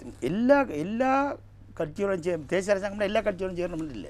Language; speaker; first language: Tamil; native; Tamil